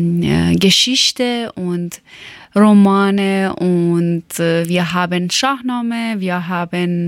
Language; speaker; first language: German; non-native, learner; Persian